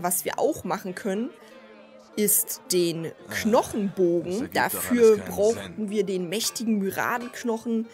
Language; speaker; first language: German; native; German